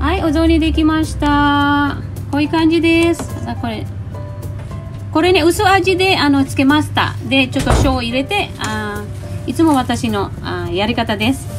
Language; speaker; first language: Japanese; non-native, fluent; Filipino